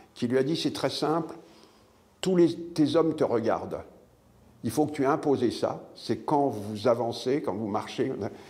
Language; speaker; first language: French; native; French